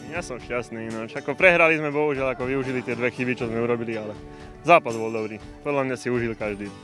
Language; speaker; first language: Slovak; non-native, local second language; Hungarian